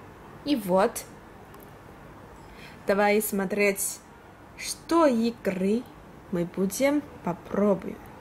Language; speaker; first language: Russian; non-native, learner; Chinese